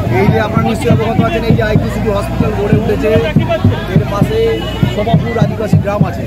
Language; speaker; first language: Bangla; non-native, local second language; Santali